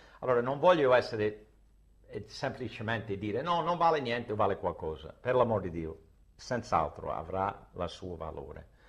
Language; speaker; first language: Italian; non-native, fluent; English